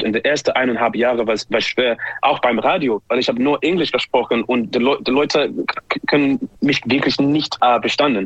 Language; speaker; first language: German; non-native, learner; English